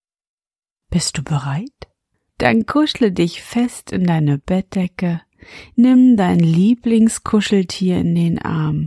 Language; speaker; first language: German; native; German